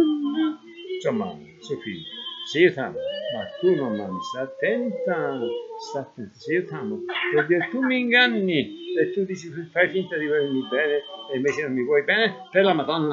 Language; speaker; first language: Italian; native; Italian